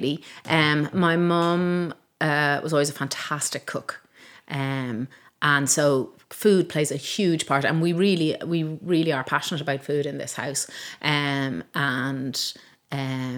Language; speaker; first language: English; native; English